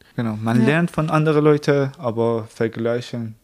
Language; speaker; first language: German; non-native, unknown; Persian